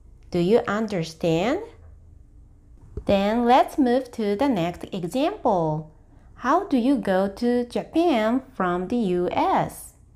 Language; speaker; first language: English; non-native, fluent; Japanese